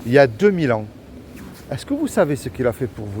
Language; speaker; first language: French; native; French